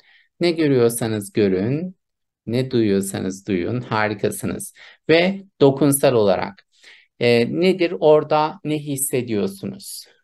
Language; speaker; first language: Turkish; native; Turkish